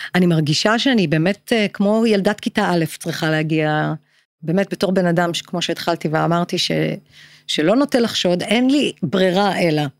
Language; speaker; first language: Hebrew; native; Hebrew